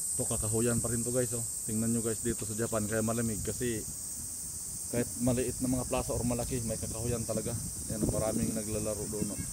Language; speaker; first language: Filipino; non-native, local second language; Cebuano